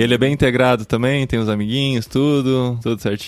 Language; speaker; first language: Portuguese; native; Portuguese